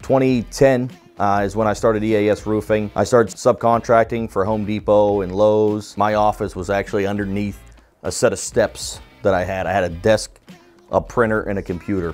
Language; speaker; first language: English; native; English